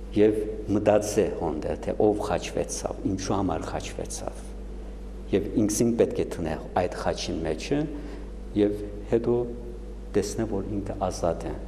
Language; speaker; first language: Armenian; native; Armenian